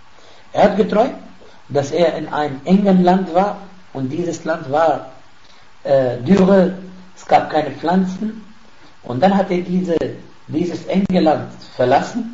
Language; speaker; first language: German; non-native, fluent; Arabic